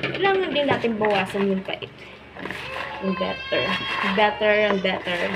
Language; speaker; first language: Filipino; non-native, local second language; Waray